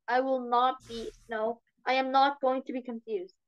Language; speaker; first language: English; non-native, learner; Korean